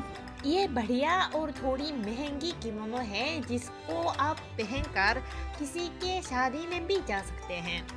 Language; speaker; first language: Hindi; non-native, fluent; Japanese